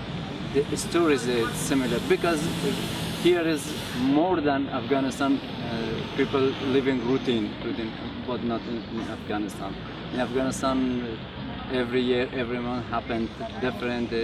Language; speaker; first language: English; non-native, learner; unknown